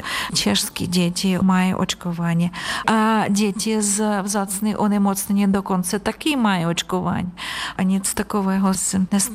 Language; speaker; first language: Czech; non-native, fluent; Ukrainian